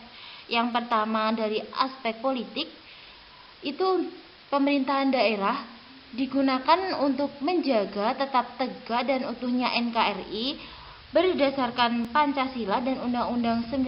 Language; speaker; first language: Indonesian; native; Indonesian